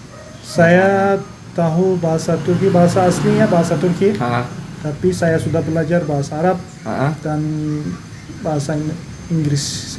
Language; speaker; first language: Indonesian; non-native, learner; Turkish